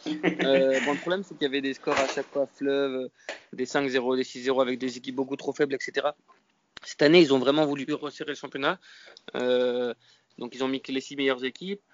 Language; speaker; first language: French; native; French